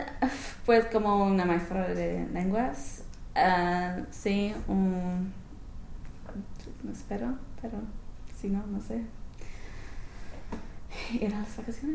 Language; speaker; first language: Spanish; non-native, learner; English